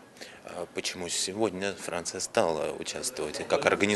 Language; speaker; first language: Russian; native; Russian